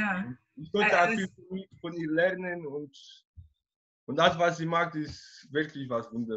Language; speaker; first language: German; non-native, fluent; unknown